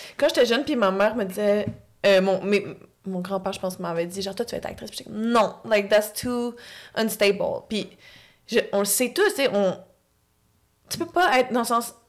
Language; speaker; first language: French; native; French